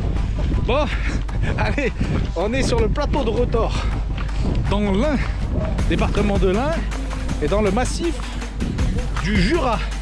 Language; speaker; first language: French; native; French